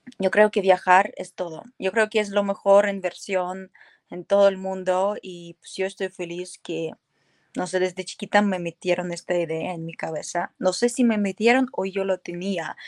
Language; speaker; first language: Spanish; non-native, fluent; Ukrainian